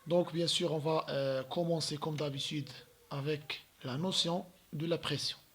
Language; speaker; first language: French; non-native, local second language; Arabic